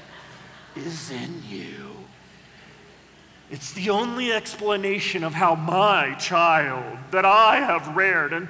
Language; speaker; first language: English; native; English